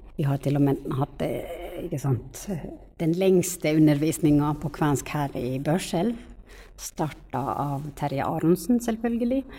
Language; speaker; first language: Norwegian; non-native, fluent; Finnish